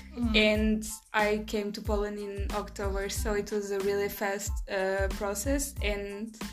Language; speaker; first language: English; non-native, fluent; Portuguese